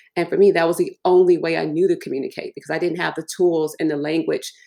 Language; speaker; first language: English; early bilingual, other home language; Yoruba